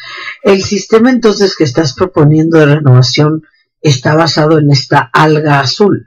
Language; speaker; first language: Spanish; native; Spanish